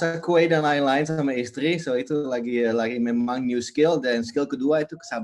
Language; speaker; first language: Indonesian; non-native, fluent; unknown